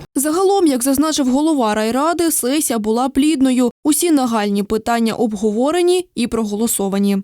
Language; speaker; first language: Ukrainian; native; Ukrainian